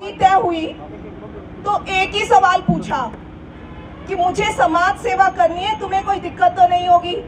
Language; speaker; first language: Hindi; native; Hindi